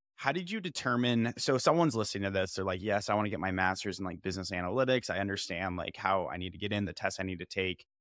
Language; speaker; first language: English; native; English